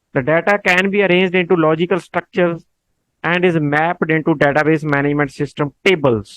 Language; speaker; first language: English; non-native, local second language; Punjabi